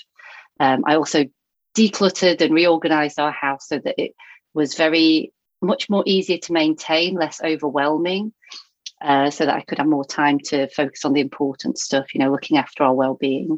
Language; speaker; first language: English; native; English